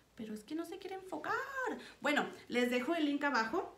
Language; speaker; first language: Spanish; early bilingual, heritage; Spanish